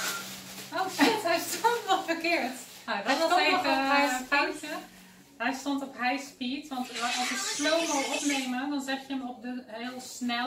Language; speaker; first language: Dutch; native; Dutch